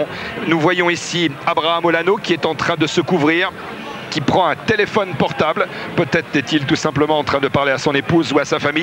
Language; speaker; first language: French; native; French